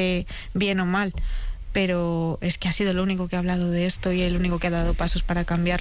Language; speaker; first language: Spanish; native; Spanish